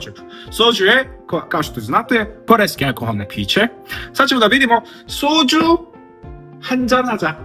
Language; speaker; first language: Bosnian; non-native, learner; Korean